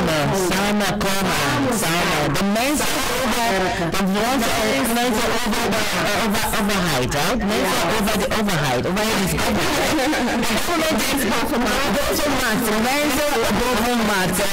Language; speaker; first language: Dutch; non-native, learner; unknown